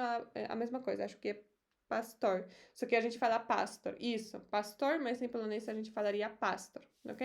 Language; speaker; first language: Portuguese; non-native, fluent; Polish